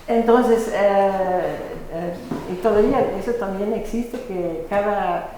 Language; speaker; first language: Spanish; non-native, fluent; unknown